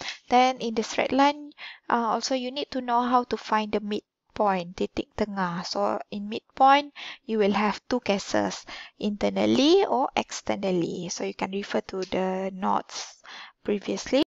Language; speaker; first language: English; non-native, local second language; Malay